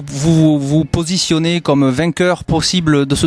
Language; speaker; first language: French; native; French